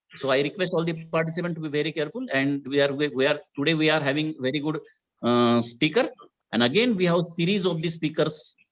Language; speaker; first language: English; non-native, local second language; Marathi